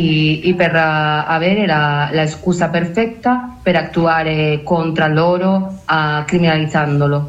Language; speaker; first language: Italian; non-native, learner; Spanish